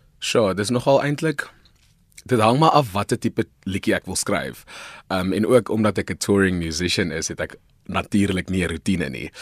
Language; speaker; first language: Afrikaans; non-native, local second language; Northern Sotho